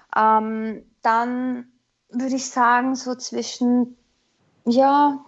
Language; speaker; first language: German; native; German